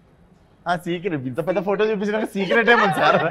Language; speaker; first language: Telugu; native; Telugu